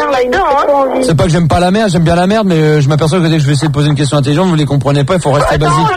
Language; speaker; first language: French; native; French